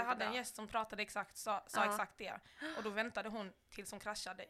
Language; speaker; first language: Swedish; native; Swedish